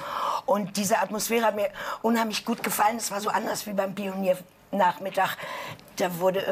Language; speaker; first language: German; native; German